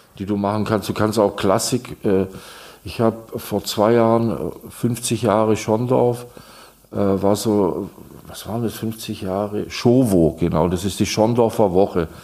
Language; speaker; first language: German; non-native, fluent; Czech